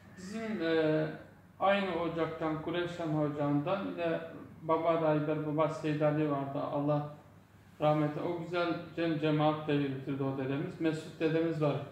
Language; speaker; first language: Turkish; non-native, local second language; Zaza